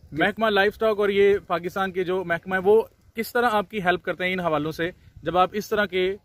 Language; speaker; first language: Urdu; non-native, local second language; Punjabi